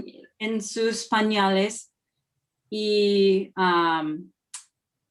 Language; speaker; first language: Spanish; non-native, learner; English